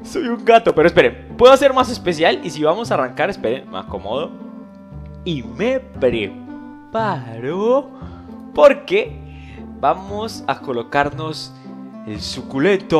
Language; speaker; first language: Spanish; native; Spanish